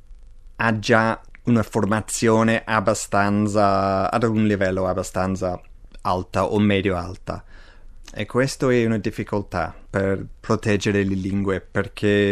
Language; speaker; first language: Italian; non-native, fluent; English